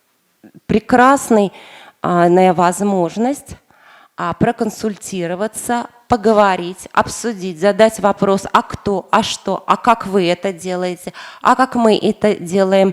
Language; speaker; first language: Russian; native; Russian